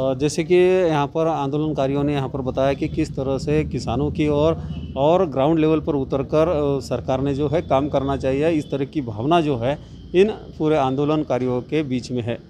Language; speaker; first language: Hindi; non-native, local second language; Marathi